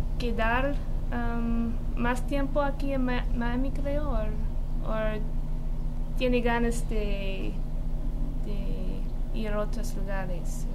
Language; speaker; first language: Spanish; non-native, fluent; English